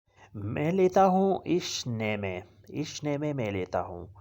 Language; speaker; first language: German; non-native, learner; Urdu